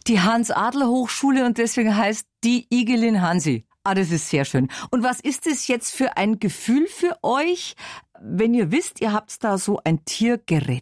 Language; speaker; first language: German; native; German